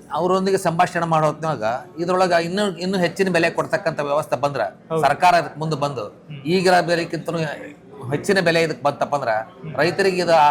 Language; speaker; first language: Kannada; native; Kannada